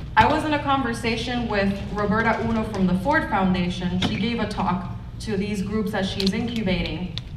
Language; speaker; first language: English; non-native, fluent; Spanish